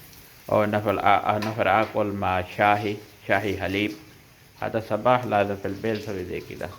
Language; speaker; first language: Arabic; non-native, local second language; Urdu